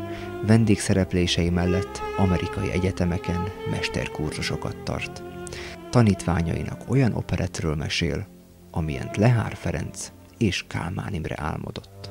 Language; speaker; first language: Hungarian; native; Hungarian